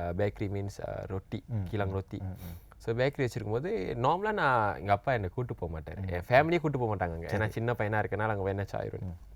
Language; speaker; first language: Tamil; non-native, local second language; Malay